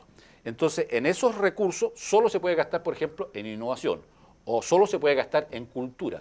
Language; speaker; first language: Spanish; native; Spanish